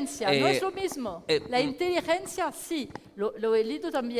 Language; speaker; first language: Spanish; non-native, learner; French